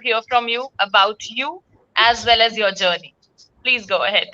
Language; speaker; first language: English; non-native, local second language; Hindi